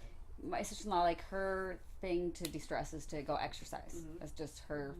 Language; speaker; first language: English; native; English